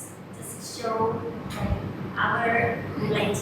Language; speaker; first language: English; non-native, learner; Malay